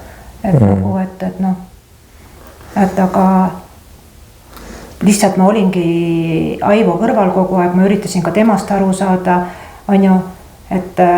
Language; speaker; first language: Estonian; native; Estonian